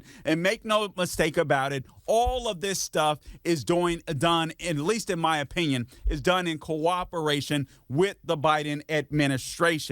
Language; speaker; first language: English; native; English